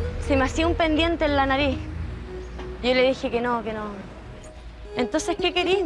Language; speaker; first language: Spanish; native; Spanish